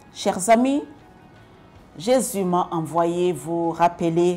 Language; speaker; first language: French; non-native, local second language; Kinyarwanda